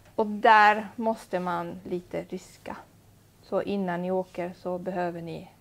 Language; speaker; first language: Swedish; non-native, fluent; Italian